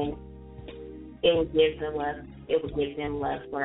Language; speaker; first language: English; native; English